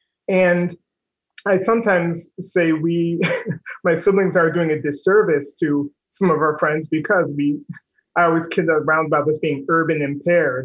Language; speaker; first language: English; native; English